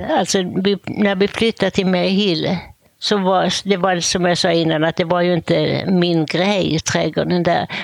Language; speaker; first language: Swedish; native; Swedish